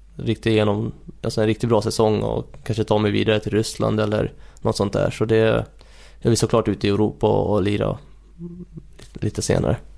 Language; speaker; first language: Swedish; early bilingual, other home language; Hungarian